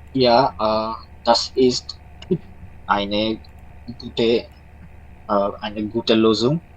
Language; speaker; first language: German; non-native, learner; Bangla